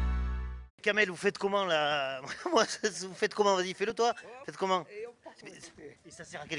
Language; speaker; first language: French; native; French